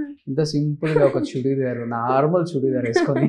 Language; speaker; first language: Telugu; native; Telugu